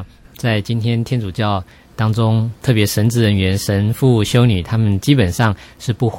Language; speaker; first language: Chinese; native; Chinese